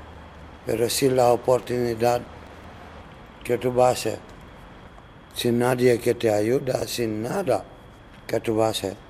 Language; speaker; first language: Spanish; non-native, learner; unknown